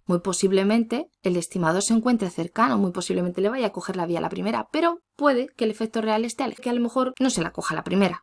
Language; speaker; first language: Spanish; native; Spanish